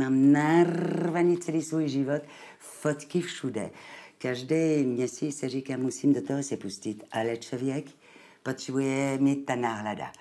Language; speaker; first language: Czech; non-native, fluent; French